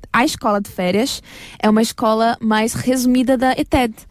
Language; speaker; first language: Portuguese; native; Portuguese